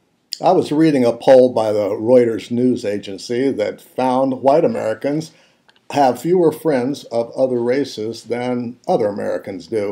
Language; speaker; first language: English; native; English